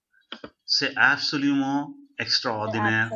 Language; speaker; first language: French; non-native, fluent; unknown